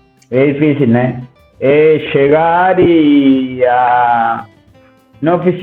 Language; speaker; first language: Portuguese; non-native, learner; Spanish